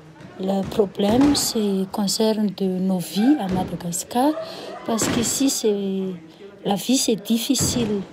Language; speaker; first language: French; non-native, local second language; Malagasy